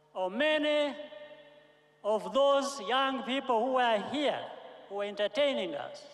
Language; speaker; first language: English; non-native, local second language; Kinyarwanda